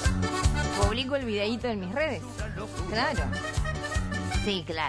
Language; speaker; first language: Spanish; native; Spanish